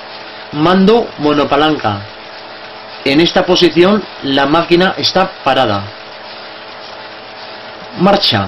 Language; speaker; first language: Spanish; native; Spanish